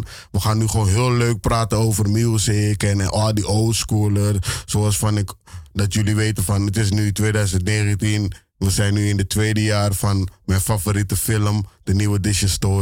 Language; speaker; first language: Dutch; native; Dutch